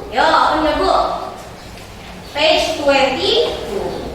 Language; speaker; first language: English; non-native, learner; Indonesian